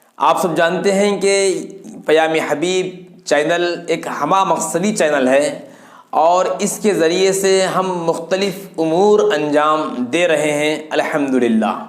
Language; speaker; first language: Urdu; native; Urdu